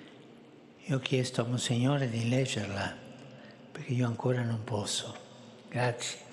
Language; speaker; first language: Italian; early bilingual, heritage; Spanish